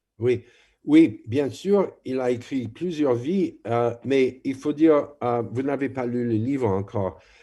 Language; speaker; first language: French; non-native, fluent; English